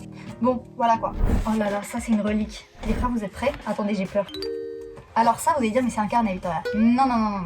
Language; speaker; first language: French; native; French